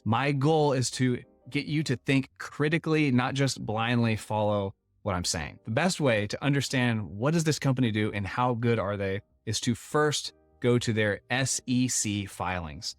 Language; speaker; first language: English; native; English